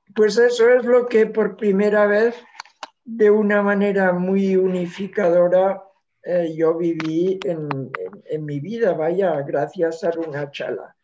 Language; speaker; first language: Spanish; non-native, local second language; Catalan